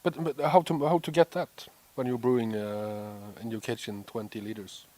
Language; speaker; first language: English; non-native, fluent; Norwegian